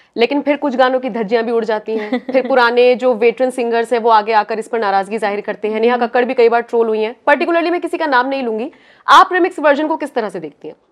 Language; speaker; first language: Hindi; native; Hindi